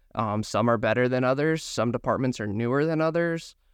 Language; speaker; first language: English; native; English